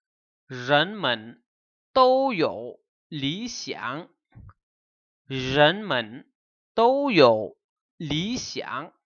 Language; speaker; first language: Chinese; non-native, fluent; Lao